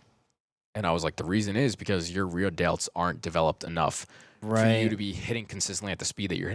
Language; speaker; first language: English; early bilingual, heritage; Persian